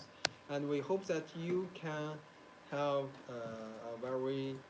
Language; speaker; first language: English; non-native, learner; Chinese